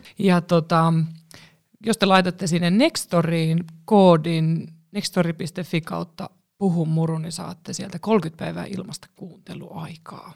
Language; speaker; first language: Finnish; native; Finnish